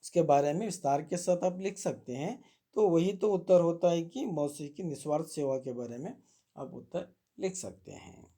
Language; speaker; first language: Hindi; non-native, local second language; Kannada